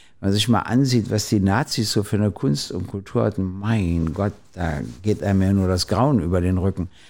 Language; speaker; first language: German; native; German